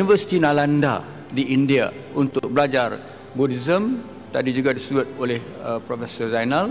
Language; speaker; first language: Malay; native; Malay